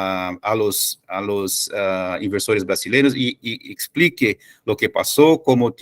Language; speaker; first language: Spanish; non-native, fluent; Portuguese